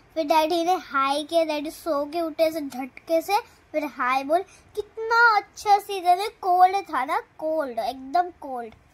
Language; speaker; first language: Hindi; non-native, local second language; Telugu